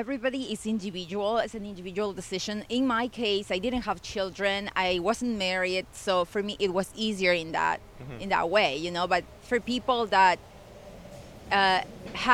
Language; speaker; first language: English; non-native, fluent; Spanish